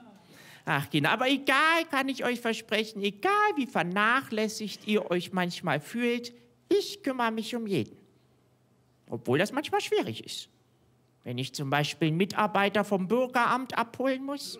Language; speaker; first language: German; native; German